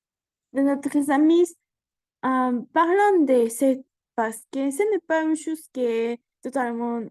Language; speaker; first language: French; non-native, learner; Spanish